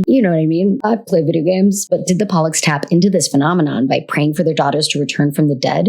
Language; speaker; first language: English; native; English